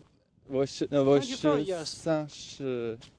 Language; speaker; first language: Chinese; non-native, learner; French